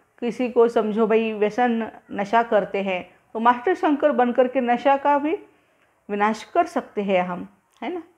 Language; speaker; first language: Hindi; non-native, local second language; Marathi